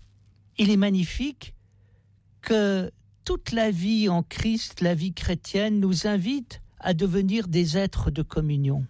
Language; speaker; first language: French; native; French